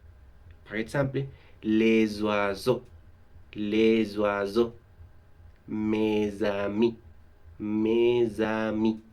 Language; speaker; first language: French; non-native, learner; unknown